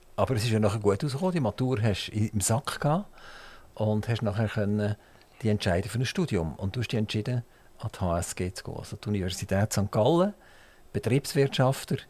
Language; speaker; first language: German; native; German